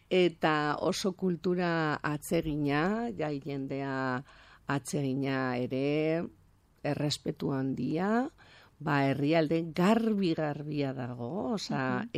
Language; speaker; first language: Basque; non-native, local second language; Spanish